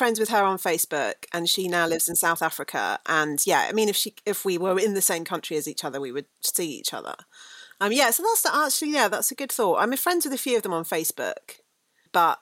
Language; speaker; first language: English; native; English